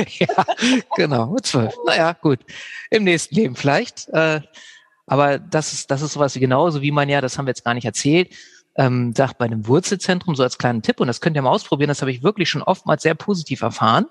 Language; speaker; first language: German; native; German